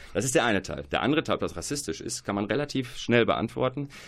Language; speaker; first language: German; early bilingual, other home language; Arabic